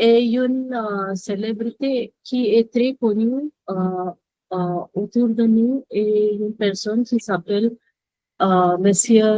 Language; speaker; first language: French; non-native, learner; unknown